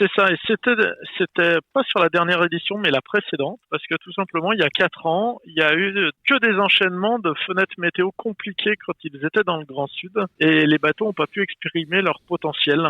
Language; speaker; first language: French; native; French